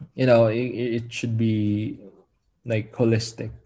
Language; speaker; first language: English; non-native, local second language; Filipino